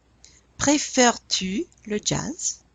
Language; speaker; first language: French; non-native, fluent; English